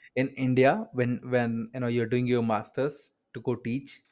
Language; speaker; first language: English; non-native, local second language; Kannada